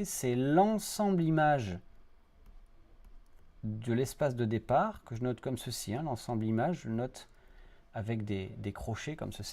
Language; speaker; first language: French; native; French